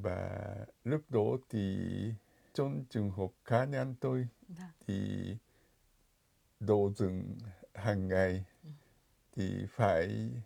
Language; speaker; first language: Vietnamese; non-native, fluent; Japanese